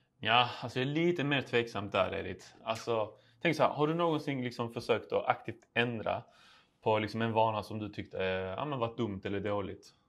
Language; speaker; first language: Swedish; early bilingual, other home language; Spanish